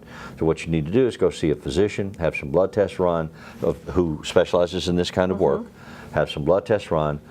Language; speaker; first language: English; native; English